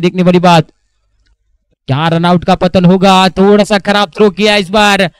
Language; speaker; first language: Hindi; non-native, local second language; Marathi